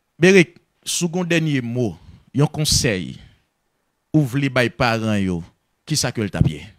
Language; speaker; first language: French; non-native, local second language; Haitian Creole